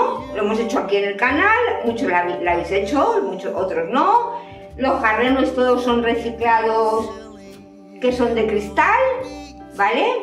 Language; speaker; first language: Spanish; native; Spanish